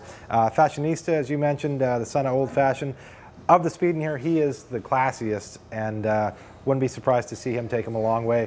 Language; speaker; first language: English; native; English